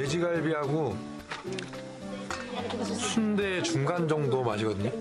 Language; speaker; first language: Korean; native; Korean